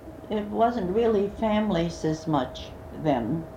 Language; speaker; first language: English; early bilingual, other home language; Swedish